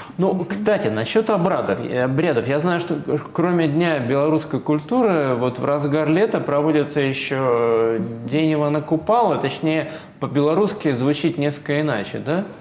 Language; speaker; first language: Russian; native; Russian